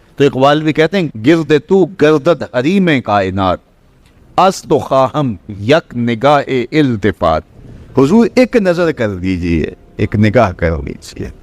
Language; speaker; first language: Urdu; non-native, local second language; Punjabi